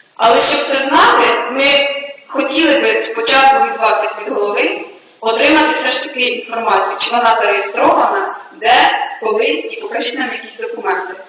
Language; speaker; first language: Ukrainian; early bilingual, heritage; Ukrainian